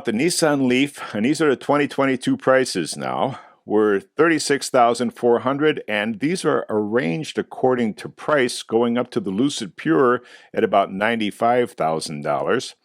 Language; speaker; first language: English; native; English